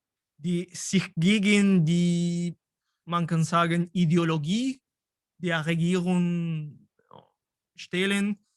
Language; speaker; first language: German; non-native, fluent; Spanish